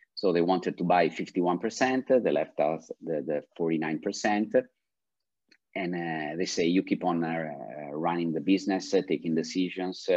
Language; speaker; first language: English; non-native, fluent; Italian